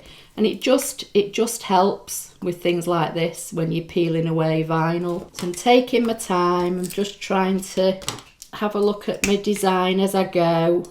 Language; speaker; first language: English; native; English